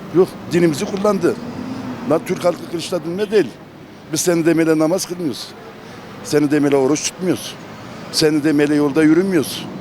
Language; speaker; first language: Turkish; non-native, local second language; Kurdish